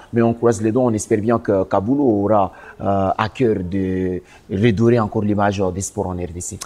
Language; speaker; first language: French; non-native, local second language; Swahili